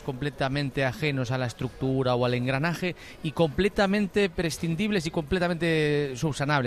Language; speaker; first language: Spanish; native; Spanish